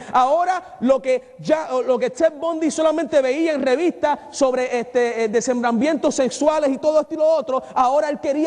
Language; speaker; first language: Spanish; native; Spanish